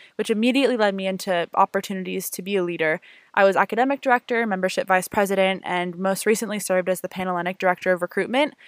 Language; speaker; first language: English; native; English